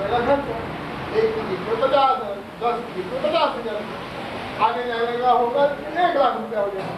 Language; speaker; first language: Hindi; non-native, local second language; Marathi